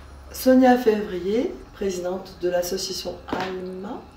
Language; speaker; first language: French; native; French